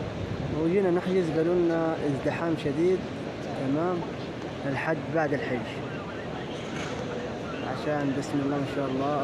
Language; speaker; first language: Arabic; native; Arabic